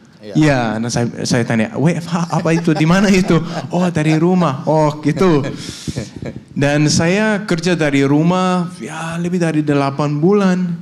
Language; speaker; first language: Indonesian; non-native, fluent; Danish